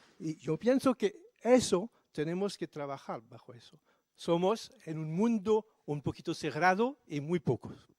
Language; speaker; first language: Spanish; non-native, fluent; French